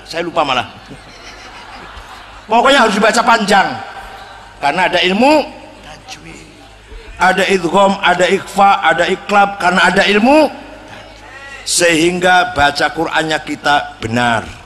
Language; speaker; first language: Indonesian; native; Indonesian